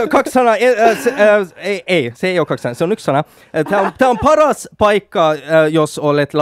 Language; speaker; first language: Finnish; non-native, local second language; Swedish